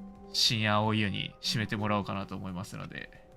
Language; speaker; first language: Japanese; native; Japanese